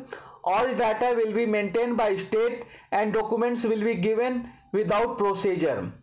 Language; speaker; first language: English; non-native, local second language; Hindi